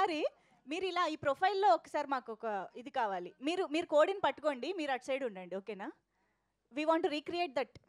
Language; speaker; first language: Telugu; native; Telugu